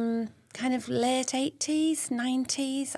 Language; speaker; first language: English; native; English